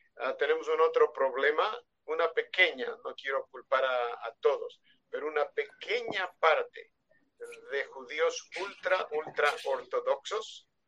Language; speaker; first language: Spanish; non-native, fluent; Hebrew